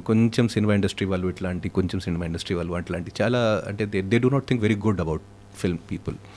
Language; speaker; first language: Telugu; non-native, fluent; Hindi